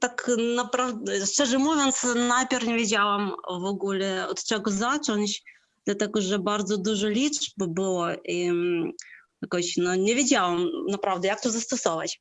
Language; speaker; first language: Polish; non-native, fluent; Ukrainian